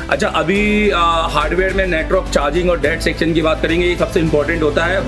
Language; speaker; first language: Hindi; native; Hindi